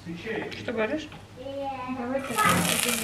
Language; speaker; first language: Russian; non-native, local second language; Azerbaijani